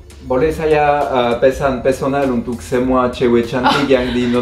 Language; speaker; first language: Indonesian; non-native, fluent; French